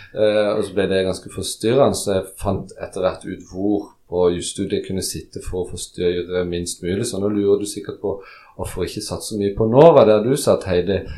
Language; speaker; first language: Norwegian; early bilingual, other home language; Polish